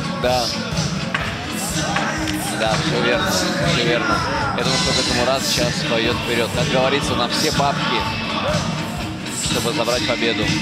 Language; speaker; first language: Russian; native; Russian